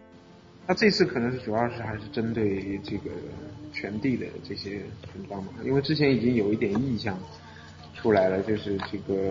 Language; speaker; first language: Chinese; native; Chinese